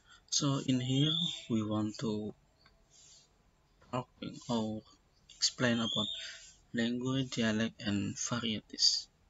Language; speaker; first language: English; non-native, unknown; Indonesian